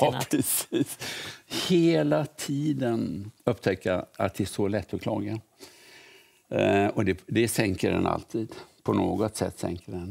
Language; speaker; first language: Swedish; native; Swedish